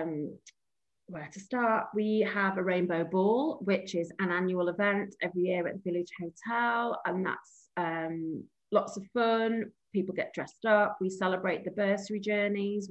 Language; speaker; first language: English; native; English